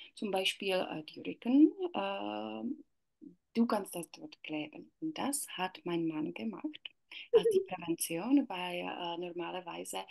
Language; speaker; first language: German; non-native, learner; Czech